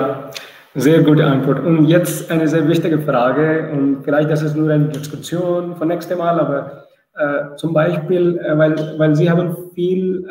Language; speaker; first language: German; non-native, learner; Urdu